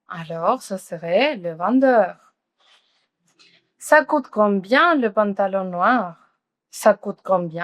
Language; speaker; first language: French; non-native, fluent; Spanish